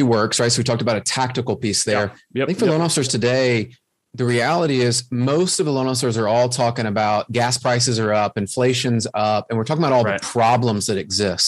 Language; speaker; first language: English; native; English